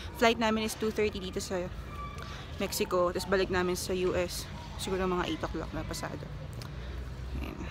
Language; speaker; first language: Filipino; native; Filipino